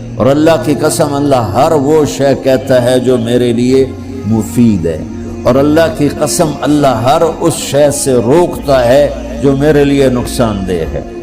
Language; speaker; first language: Urdu; non-native, local second language; Punjabi